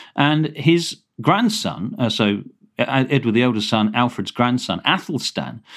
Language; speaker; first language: English; native; English